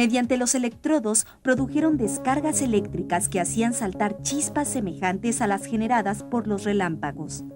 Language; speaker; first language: Spanish; native; Spanish